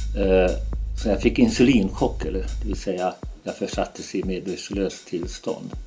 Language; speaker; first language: Swedish; native; Swedish